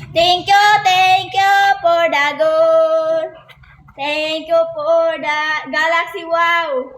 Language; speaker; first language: English; non-native, local second language; Cebuano